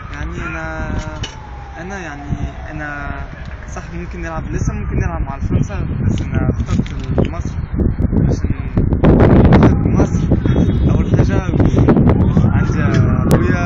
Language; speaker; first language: Arabic; early bilingual, heritage; Arabic